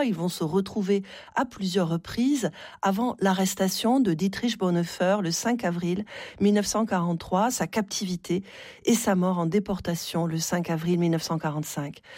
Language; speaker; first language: French; native; French